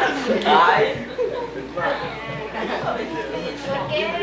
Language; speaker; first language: Spanish; early bilingual, other home language; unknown